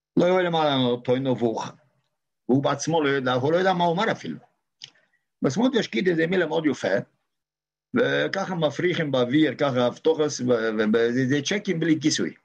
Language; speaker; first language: Hebrew; non-native, local second language; Yiddish